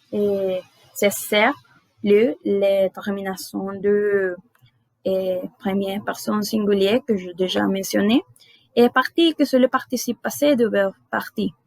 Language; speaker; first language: French; non-native, learner; Spanish